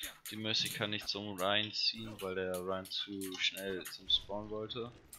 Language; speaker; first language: German; native; German